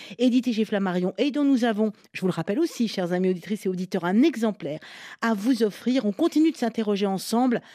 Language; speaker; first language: French; native; French